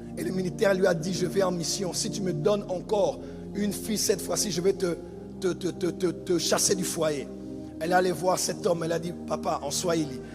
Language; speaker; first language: French; non-native, local second language; Lingala